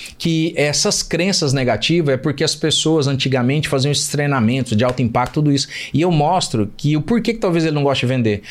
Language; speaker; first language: Portuguese; native; Portuguese